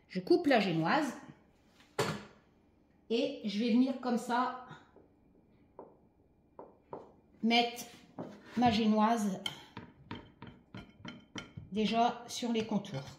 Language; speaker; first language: French; native; French